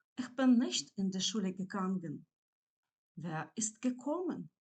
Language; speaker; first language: German; non-native, fluent; Ukrainian